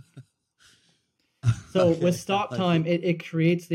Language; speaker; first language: English; native; English